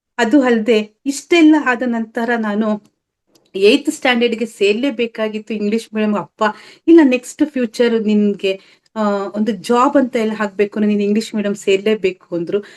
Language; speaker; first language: Kannada; native; Kannada